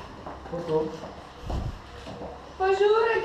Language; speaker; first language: French; non-native, learner; Dutch